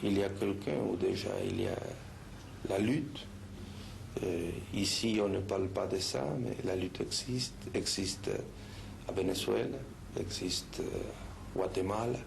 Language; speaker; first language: French; non-native, fluent; Spanish